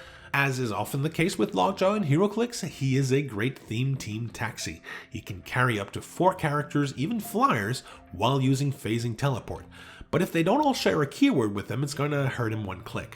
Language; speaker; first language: English; native; English